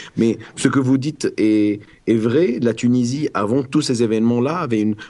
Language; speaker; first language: French; non-native, local second language; Arabic